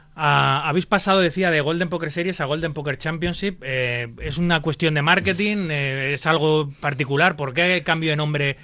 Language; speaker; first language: Spanish; native; Spanish